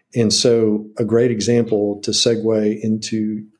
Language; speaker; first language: English; native; English